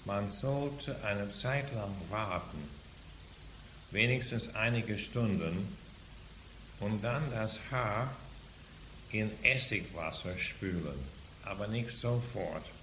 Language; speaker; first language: German; non-native, fluent; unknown